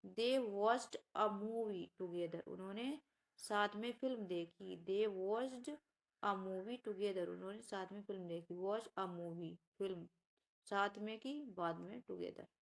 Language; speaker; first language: Hindi; native; Hindi